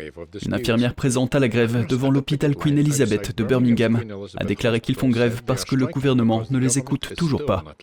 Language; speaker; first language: French; native; French